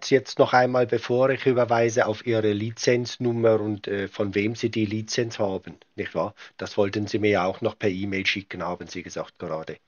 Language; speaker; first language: German; native; German